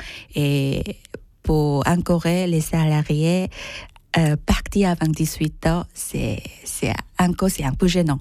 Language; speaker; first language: French; non-native, fluent; Korean